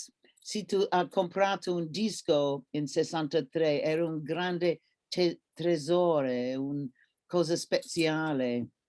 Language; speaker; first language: Italian; non-native, learner; English